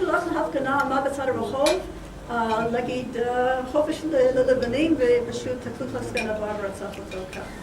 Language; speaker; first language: Hebrew; non-native, fluent; English